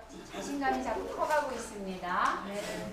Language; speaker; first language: Korean; native; Korean